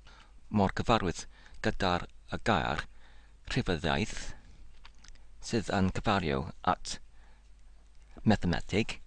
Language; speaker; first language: Welsh; non-native, learner; English